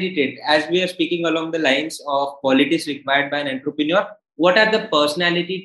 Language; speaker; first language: English; non-native, local second language; Hindi